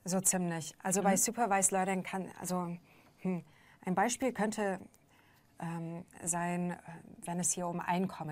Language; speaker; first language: German; native; German